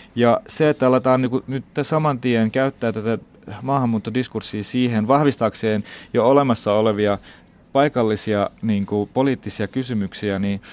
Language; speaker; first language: Finnish; non-native, fluent; Arabic